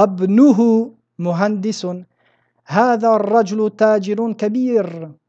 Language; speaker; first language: Arabic; non-native, fluent; French